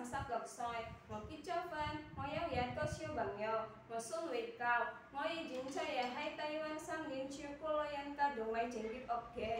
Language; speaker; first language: Cantonese; non-native, learner; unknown